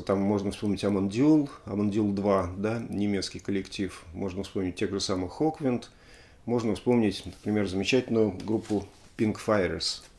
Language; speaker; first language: Russian; native; Russian